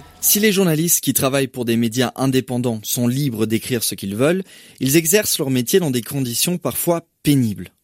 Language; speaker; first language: French; native; French